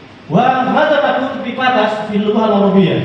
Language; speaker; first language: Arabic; non-native, learner; Indonesian